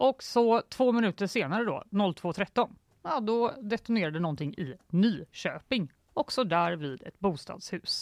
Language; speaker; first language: Swedish; native; Swedish